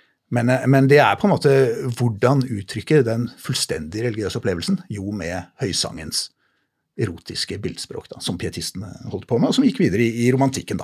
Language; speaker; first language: Norwegian; native; Norwegian